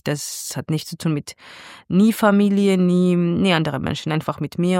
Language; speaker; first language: German; non-native, fluent; Georgian